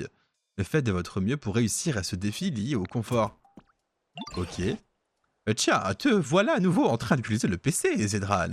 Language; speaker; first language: French; native; French